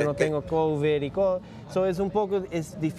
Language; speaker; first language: Spanish; early bilingual, heritage; English